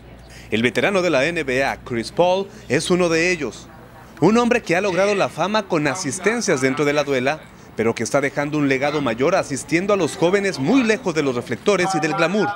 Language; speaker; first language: Spanish; native; Spanish